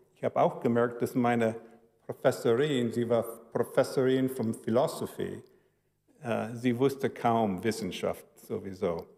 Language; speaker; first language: German; early bilingual, heritage; German